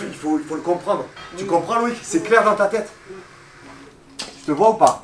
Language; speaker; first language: French; native; French